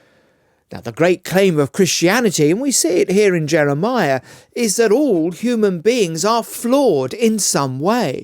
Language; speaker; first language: English; native; English